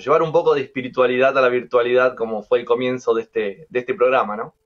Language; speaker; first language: Spanish; native; Spanish